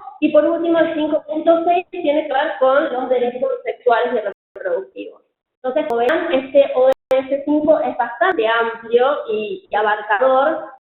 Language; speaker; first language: Spanish; native; Spanish